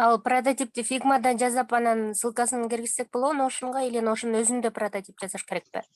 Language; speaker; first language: Kyrgyz; native; Kyrgyz